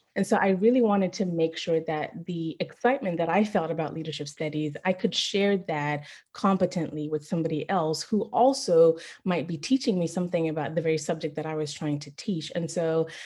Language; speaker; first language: English; non-native, local second language; Shona